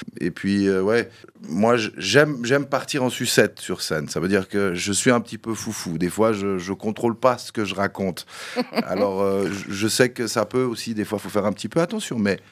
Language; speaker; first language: French; early bilingual, other home language; Kabyle